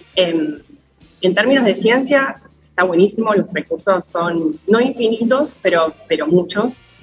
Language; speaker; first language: Spanish; native; Spanish